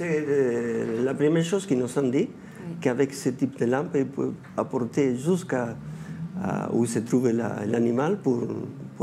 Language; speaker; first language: French; non-native, fluent; Spanish